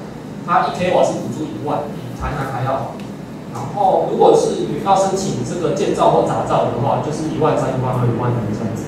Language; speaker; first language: Chinese; native; Chinese